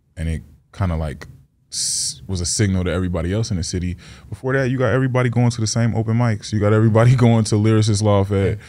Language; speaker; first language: English; native; English